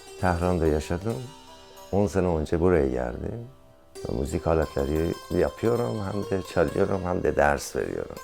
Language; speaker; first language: Turkish; non-native, learner; Persian